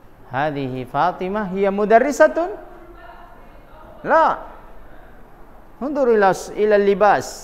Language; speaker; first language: Arabic; non-native, fluent; Indonesian